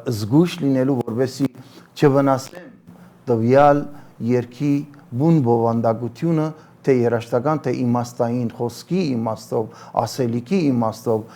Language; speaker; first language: Armenian; early bilingual, heritage; Armenian